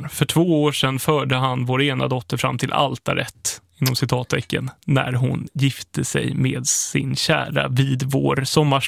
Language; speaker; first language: Swedish; native; Swedish